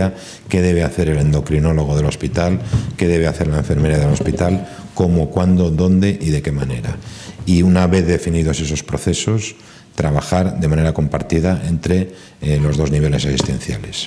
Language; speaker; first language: Spanish; native; Spanish